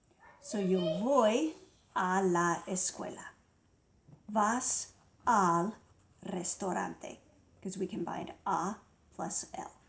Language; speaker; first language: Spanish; non-native, fluent; English